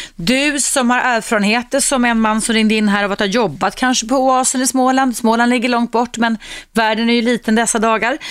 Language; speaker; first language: Swedish; native; Swedish